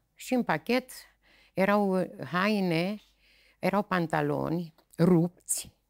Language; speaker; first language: Romanian; native; Romanian